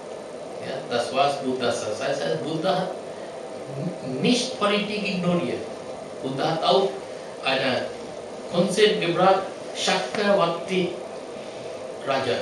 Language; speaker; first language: German; non-native, learner; Sinhala